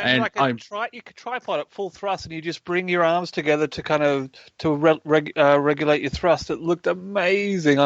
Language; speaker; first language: English; native; English